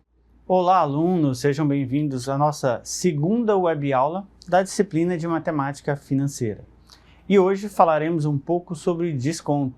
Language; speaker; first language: Portuguese; native; Portuguese